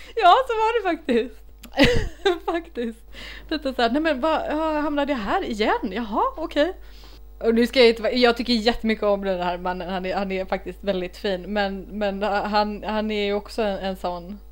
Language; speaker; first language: Swedish; early bilingual, other home language; Icelandic